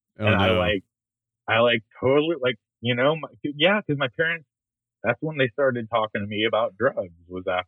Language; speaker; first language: English; native; English